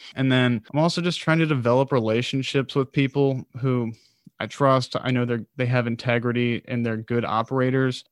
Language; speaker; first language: English; native; English